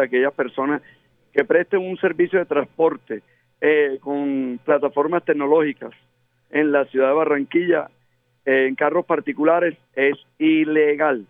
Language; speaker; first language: Spanish; native; Spanish